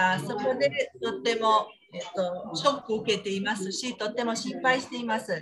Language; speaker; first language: Japanese; non-native, learner; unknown